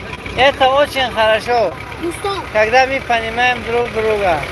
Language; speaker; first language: Russian; non-native, learner; Tajik